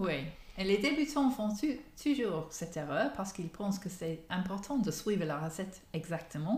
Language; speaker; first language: French; non-native, fluent; English